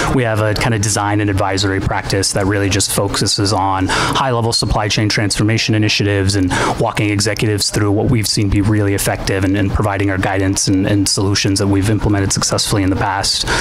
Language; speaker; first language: English; native; English